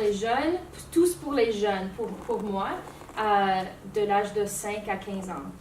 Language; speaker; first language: French; non-native, learner; English